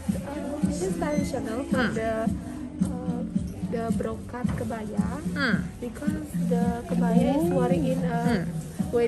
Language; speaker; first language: English; non-native, learner; Indonesian